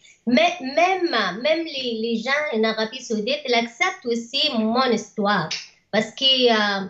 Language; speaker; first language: French; non-native, learner; Arabic